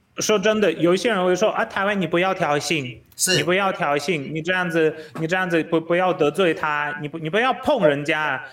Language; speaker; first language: Chinese; non-native, fluent; Polish